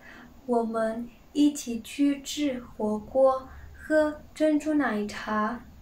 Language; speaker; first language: Chinese; non-native, learner; Spanish